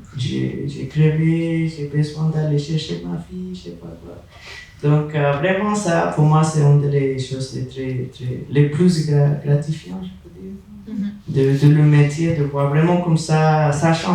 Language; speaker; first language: French; non-native, fluent; Spanish